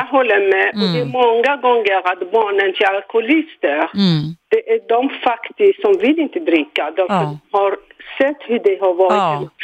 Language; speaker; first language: Swedish; non-native, fluent; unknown